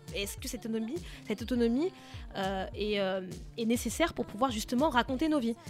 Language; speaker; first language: French; native; French